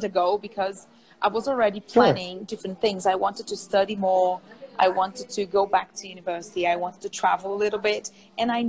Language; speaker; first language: English; non-native, fluent; Portuguese